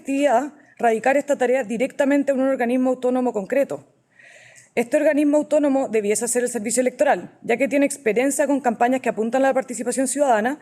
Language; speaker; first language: Spanish; native; Spanish